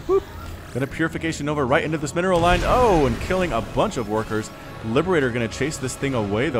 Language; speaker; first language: English; native; English